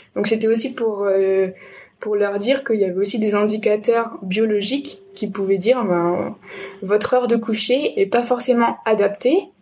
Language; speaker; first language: French; native; French